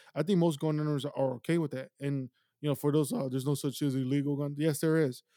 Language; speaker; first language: English; native; English